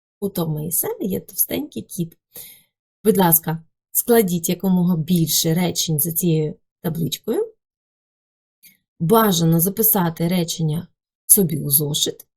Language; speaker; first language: Ukrainian; native; Ukrainian